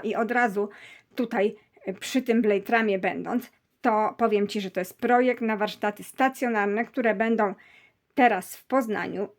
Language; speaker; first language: Polish; native; Polish